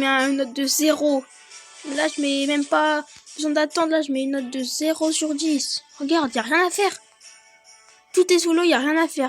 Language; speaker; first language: French; native; French